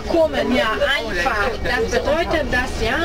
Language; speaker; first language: German; non-native, learner; Hungarian